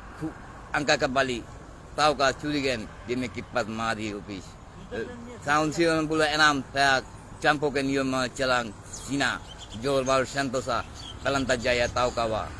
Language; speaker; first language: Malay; non-native, learner; Bangla